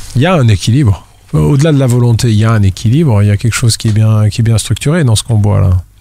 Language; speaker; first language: French; native; French